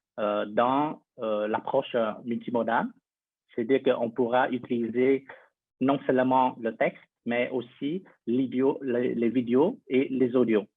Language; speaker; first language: French; non-native, fluent; Vietnamese